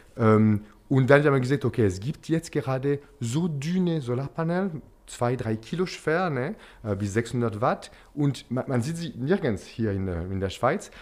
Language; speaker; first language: German; non-native, local second language; French